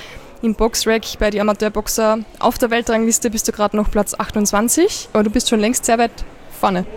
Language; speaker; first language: German; native; German